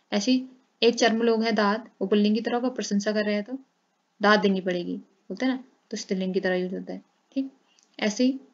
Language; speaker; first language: Hindi; native; Hindi